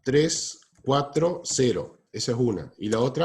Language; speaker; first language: Spanish; native; Spanish